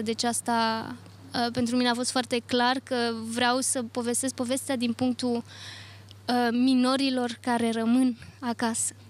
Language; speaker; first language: Romanian; early bilingual, other home language; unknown